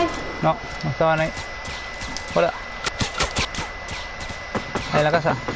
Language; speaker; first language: Spanish; native; Spanish